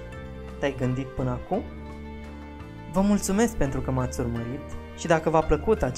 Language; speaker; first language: Romanian; native; Romanian